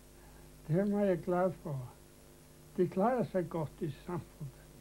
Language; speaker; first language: Danish; non-native, local second language; Faroese